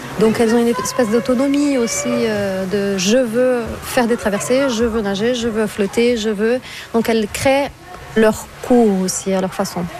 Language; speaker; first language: French; non-native, fluent; Portuguese